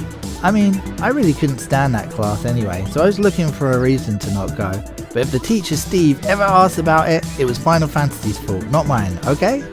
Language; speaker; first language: English; native; English